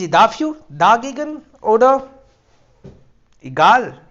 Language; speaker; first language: German; non-native, fluent; Hindi